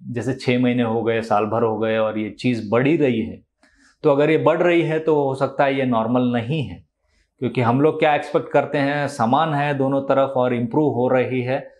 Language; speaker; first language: Hindi; non-native, local second language; Telugu